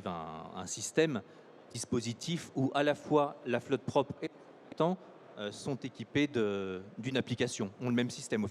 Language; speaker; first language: French; native; French